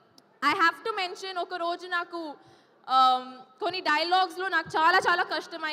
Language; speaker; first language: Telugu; non-native, fluent; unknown